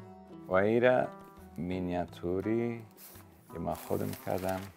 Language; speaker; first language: Persian; non-native, fluent; English